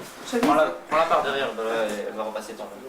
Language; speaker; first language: French; native; French